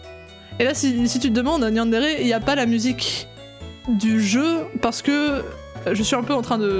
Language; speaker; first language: French; native; French